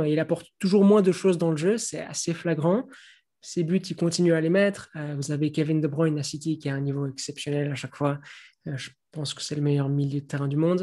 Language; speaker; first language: French; native; French